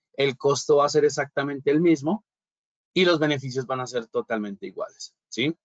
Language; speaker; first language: Spanish; native; Spanish